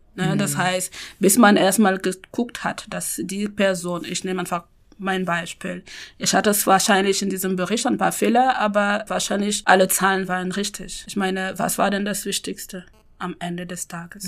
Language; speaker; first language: German; non-native, fluent; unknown